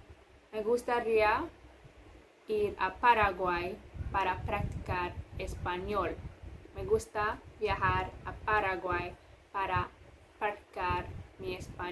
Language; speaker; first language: Spanish; non-native, fluent; English